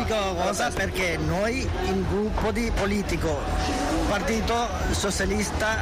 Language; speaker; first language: Italian; non-native, learner; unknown